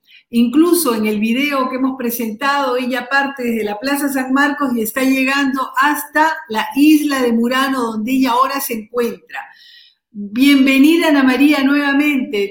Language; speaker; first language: Spanish; native; Spanish